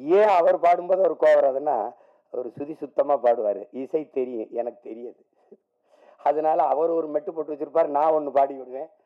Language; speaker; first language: Tamil; native; Tamil